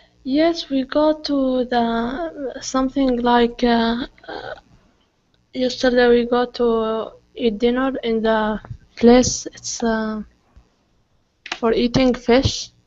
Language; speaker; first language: English; non-native, learner; Arabic